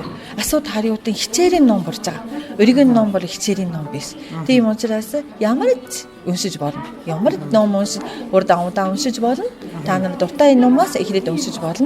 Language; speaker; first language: Mongolian; non-native, fluent; Japanese